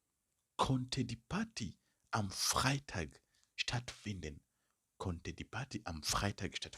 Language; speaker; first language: German; non-native, learner; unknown